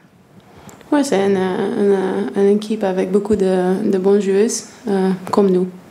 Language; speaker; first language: French; non-native, fluent; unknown